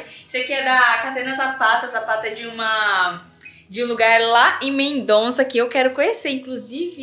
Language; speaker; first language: Portuguese; native; Portuguese